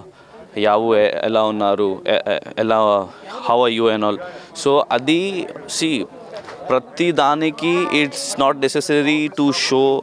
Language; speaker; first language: Telugu; non-native, learner; Hindi